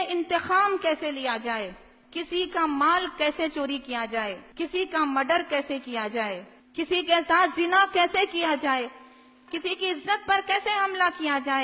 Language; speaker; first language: Urdu; native; Urdu